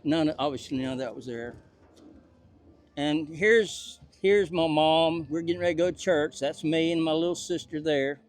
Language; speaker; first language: English; native; English